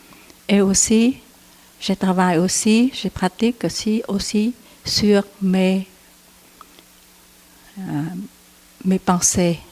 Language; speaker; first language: French; non-native, learner; Vietnamese